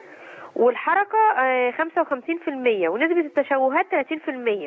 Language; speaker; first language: Arabic; native; Arabic